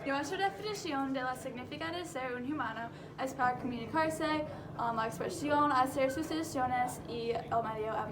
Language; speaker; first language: Spanish; non-native, learner; English